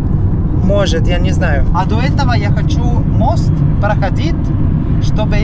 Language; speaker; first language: Russian; non-native, learner; English